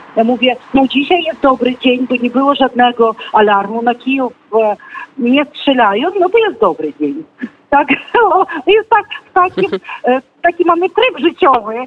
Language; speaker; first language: Polish; non-native, fluent; Ukrainian